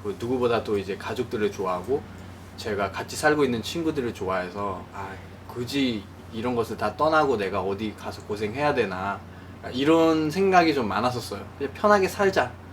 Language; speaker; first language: Korean; non-native, fluent; Nepali